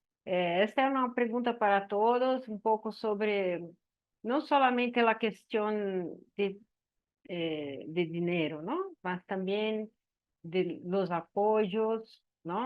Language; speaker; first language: Spanish; non-native, learner; Portuguese